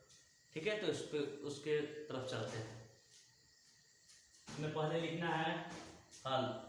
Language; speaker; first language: Hindi; native; Hindi